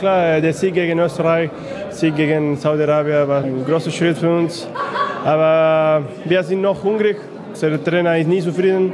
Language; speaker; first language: German; non-native, fluent; Spanish